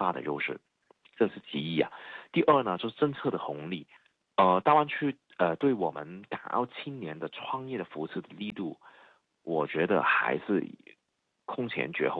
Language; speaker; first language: Chinese; non-native, fluent; Cantonese